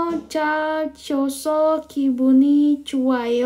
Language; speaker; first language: Korean; non-native, fluent; Indonesian